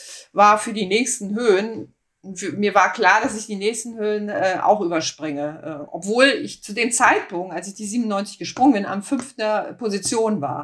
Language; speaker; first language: German; native; German